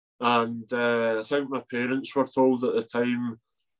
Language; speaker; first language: English; native; English